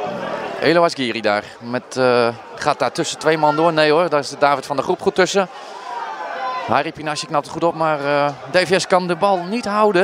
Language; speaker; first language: Dutch; native; Dutch